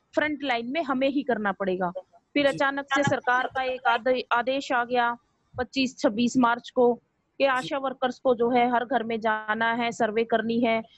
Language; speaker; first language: Hindi; native; Hindi